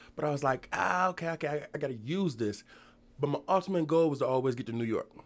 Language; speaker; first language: English; native; English